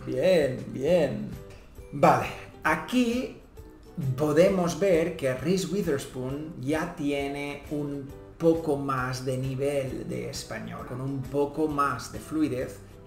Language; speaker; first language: Spanish; native; Spanish